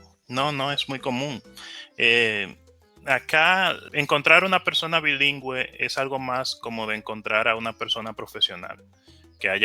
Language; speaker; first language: Spanish; native; Spanish